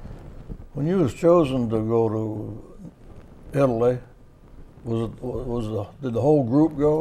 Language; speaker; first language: English; native; English